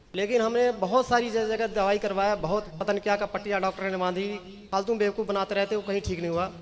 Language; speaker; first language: Hindi; native; Hindi